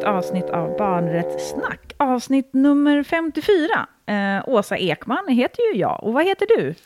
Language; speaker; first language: Swedish; native; Swedish